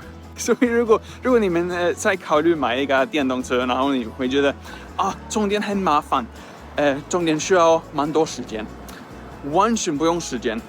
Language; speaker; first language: Chinese; non-native, fluent; Swedish